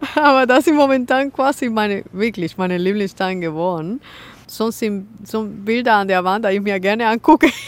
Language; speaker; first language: German; non-native, fluent; Spanish